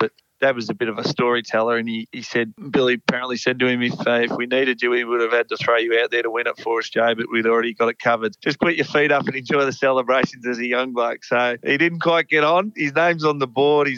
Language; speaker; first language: English; native; English